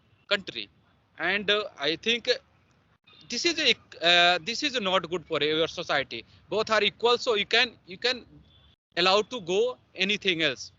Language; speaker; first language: English; non-native, learner; Hindi